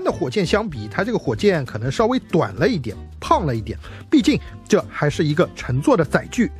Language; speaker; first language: Chinese; native; Chinese